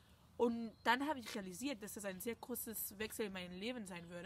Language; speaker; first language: German; non-native, fluent; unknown